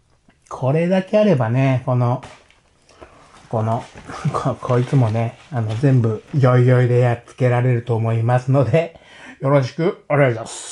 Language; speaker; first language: Japanese; native; Japanese